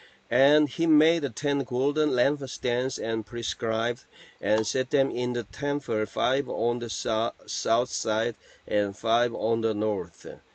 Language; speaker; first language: English; non-native, fluent; Korean